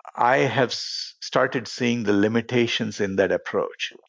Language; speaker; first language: English; non-native, local second language; Telugu